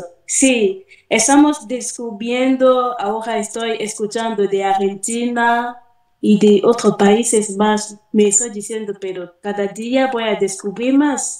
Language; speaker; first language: Spanish; non-native, fluent; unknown